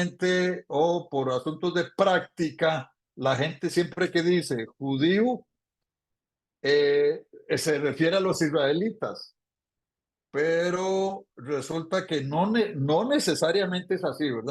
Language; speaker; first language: Spanish; native; Spanish